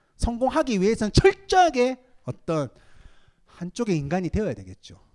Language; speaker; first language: Korean; native; Korean